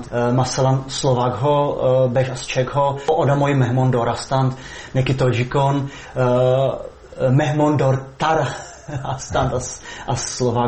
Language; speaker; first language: Persian; non-native, fluent; Czech